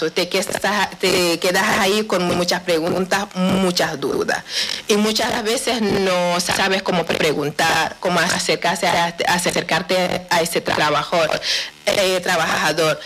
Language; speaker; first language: Spanish; non-native, fluent; Wolof